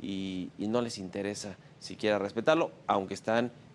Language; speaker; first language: Spanish; native; Spanish